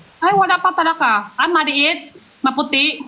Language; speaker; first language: Filipino; non-native, learner; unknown